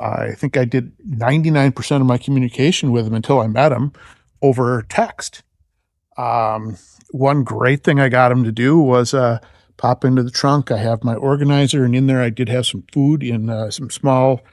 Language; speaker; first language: English; native; English